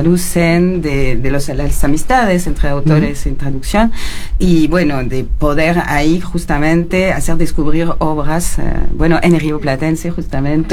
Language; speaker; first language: Spanish; non-native, fluent; French